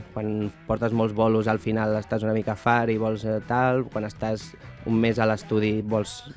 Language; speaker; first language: Catalan; non-native, local second language; Spanish